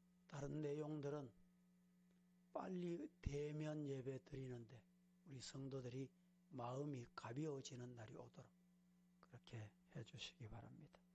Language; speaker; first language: Korean; native; Korean